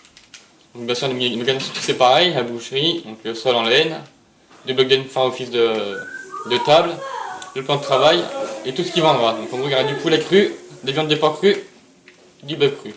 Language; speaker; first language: French; native; French